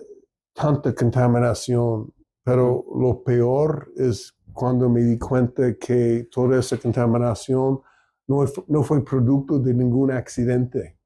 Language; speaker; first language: Spanish; non-native, fluent; English